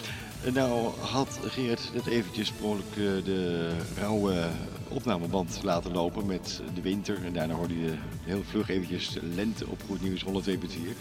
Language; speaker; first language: Dutch; native; Dutch